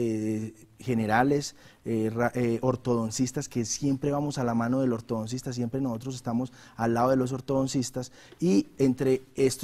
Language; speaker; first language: Spanish; native; Spanish